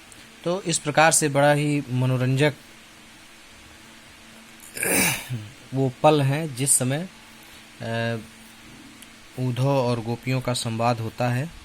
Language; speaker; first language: Hindi; native; Hindi